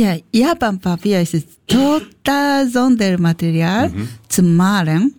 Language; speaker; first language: German; non-native, learner; Japanese